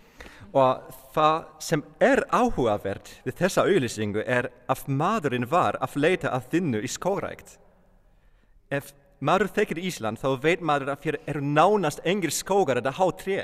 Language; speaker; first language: Icelandic; non-native, fluent; Polish